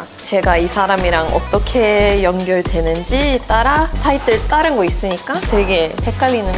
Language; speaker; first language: Korean; non-native, fluent; Swedish